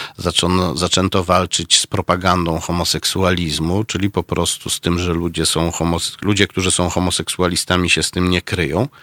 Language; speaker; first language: Polish; native; Polish